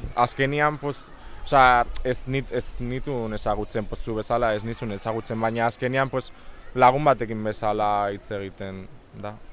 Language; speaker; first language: Basque; non-native, local second language; Spanish